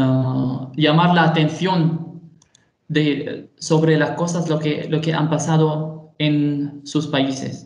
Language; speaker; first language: Spanish; non-native, fluent; Arabic